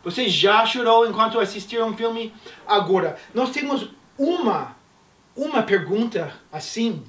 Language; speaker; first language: Portuguese; non-native, fluent; English